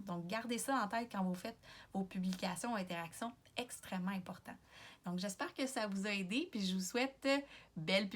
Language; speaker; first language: French; native; French